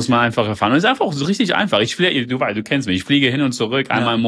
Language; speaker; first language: German; early bilingual, heritage; German